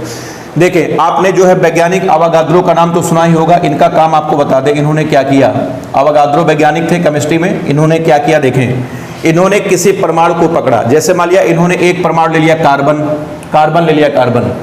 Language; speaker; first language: Hindi; native; Hindi